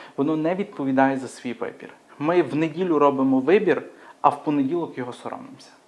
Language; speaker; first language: Ukrainian; native; Ukrainian